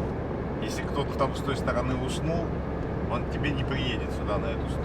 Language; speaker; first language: Russian; native; Russian